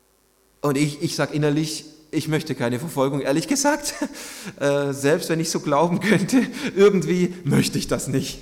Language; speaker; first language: German; native; German